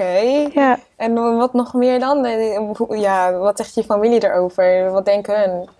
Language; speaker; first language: Dutch; native; Dutch